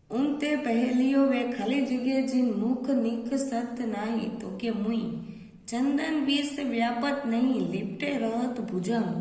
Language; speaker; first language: Hindi; non-native, local second language; Gujarati